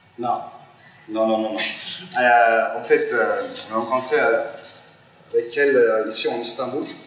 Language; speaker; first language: French; non-native, fluent; Turkish